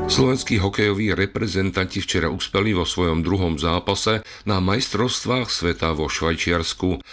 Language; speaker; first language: Slovak; native; Slovak